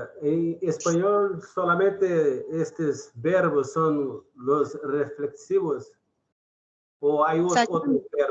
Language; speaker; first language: Spanish; non-native, learner; Portuguese